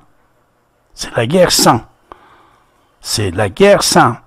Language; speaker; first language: French; non-native, fluent; Persian